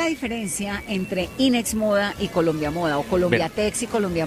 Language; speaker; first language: Spanish; native; Spanish